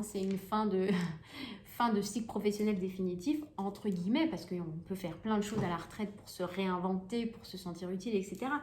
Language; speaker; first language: French; native; French